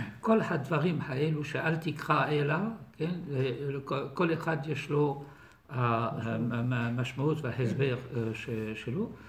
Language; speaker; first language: Hebrew; non-native, fluent; French